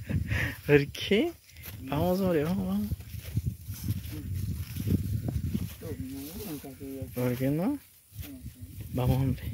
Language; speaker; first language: Spanish; native; Spanish